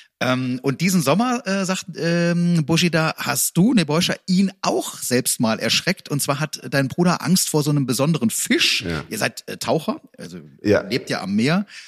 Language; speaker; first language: German; native; German